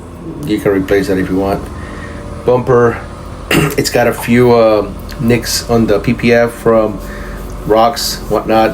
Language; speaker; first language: English; native; English